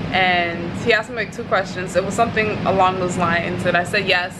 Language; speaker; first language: English; native; English